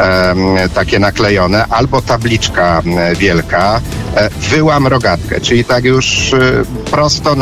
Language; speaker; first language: Polish; native; Polish